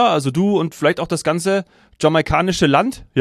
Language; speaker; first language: German; native; German